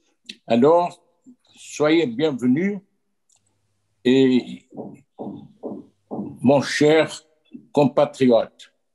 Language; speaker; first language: French; non-native, fluent; Portuguese